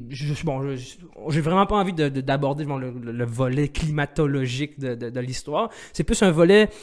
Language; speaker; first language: French; non-native, local second language; Arabic